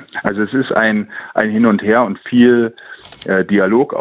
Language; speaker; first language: German; native; German